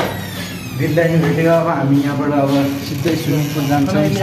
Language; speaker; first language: Nepali; non-native, local second language; Newari